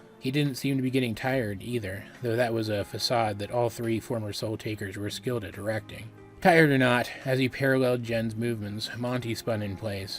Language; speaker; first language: English; native; English